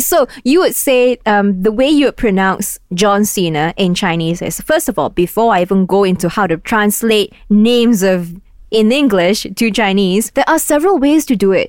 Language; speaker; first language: English; non-native, local second language; Cantonese